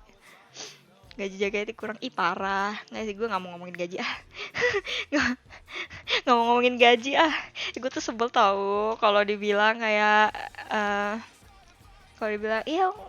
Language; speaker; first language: Indonesian; native; Indonesian